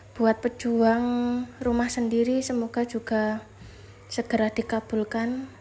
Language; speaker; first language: Indonesian; non-native, local second language; Javanese